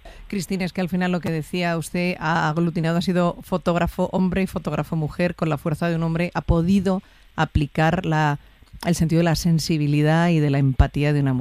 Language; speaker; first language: Spanish; native; Spanish